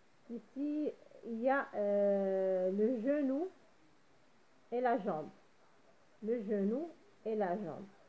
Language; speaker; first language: French; non-native, local second language; Arabic